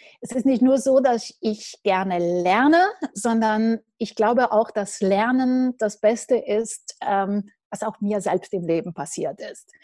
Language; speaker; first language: German; non-native, fluent; Romanian